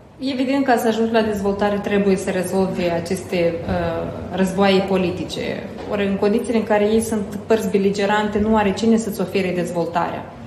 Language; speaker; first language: Romanian; native; Romanian